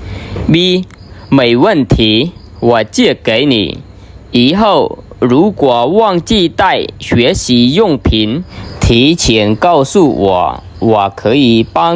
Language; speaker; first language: Chinese; non-native, fluent; Khmer